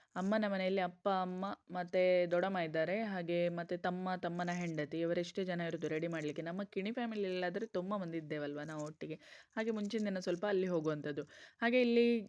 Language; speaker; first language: Kannada; non-native, local second language; Konkani